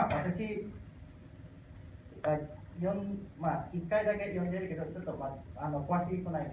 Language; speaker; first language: Japanese; non-native, learner; Indonesian